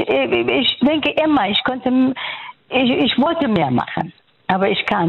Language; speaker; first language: German; non-native, fluent; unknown